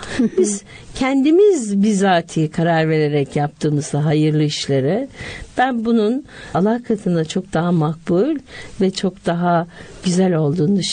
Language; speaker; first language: Turkish; native; Turkish